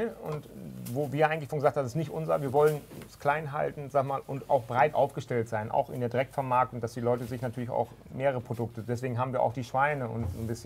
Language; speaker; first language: German; native; German